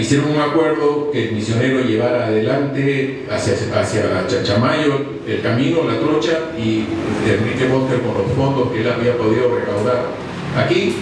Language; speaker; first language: Spanish; native; Spanish